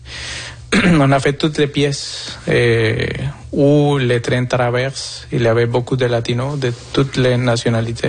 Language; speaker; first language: French; non-native, fluent; Spanish